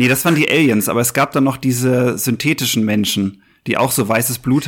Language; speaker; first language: German; native; German